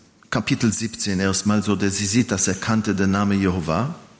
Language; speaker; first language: German; non-native, fluent; Hebrew